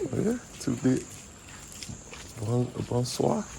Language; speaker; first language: French; non-native, learner; English